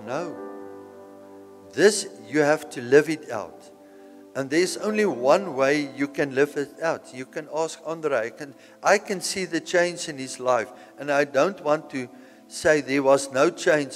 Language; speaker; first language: English; non-native, local second language; Afrikaans